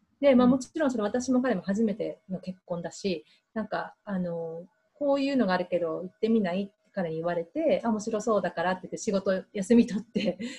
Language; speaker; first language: Japanese; native; Japanese